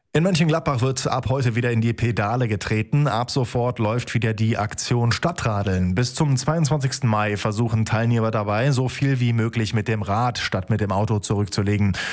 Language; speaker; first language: German; native; German